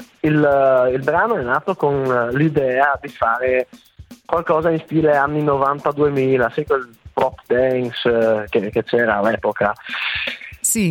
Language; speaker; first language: Italian; native; Italian